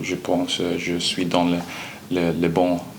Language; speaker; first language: French; non-native, learner; Swedish